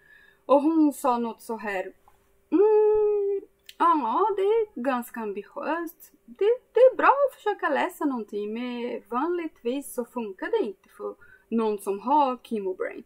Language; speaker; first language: Swedish; non-native, fluent; Portuguese